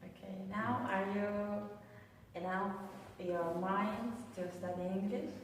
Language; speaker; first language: English; non-native, learner; Korean